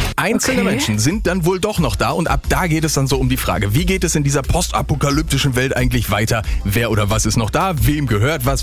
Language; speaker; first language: German; native; German